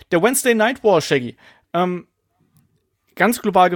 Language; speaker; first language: German; native; German